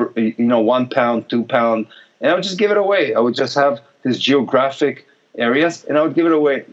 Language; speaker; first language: English; non-native, fluent; Hebrew